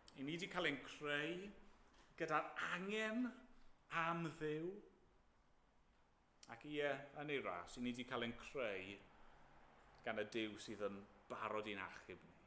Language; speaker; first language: Welsh; native; Welsh